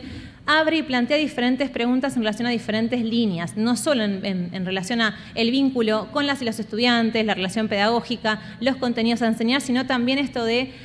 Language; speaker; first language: Spanish; native; Spanish